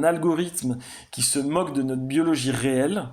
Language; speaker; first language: French; native; French